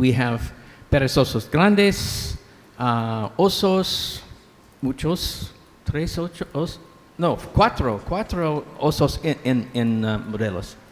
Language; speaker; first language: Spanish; non-native, learner; English